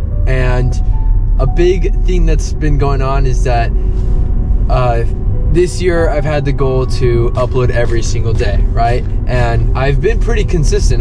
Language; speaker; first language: English; native; English